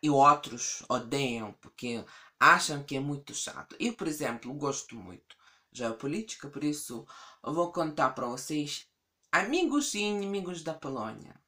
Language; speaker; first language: Portuguese; non-native, fluent; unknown